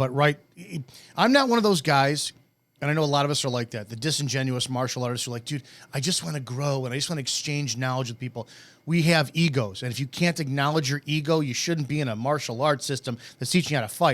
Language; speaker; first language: English; native; English